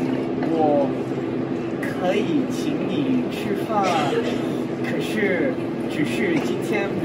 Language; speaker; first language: Chinese; non-native, learner; English